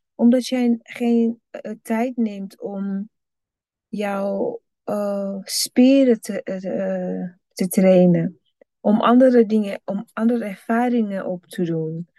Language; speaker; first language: Dutch; non-native, fluent; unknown